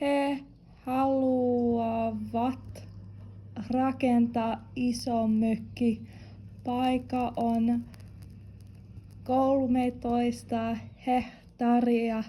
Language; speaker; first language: Finnish; non-native, learner; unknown